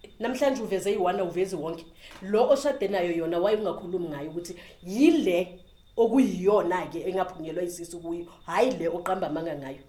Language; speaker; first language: Zulu; native; Zulu